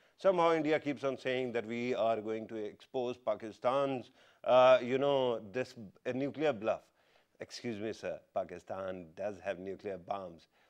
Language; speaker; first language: English; non-native, local second language; Urdu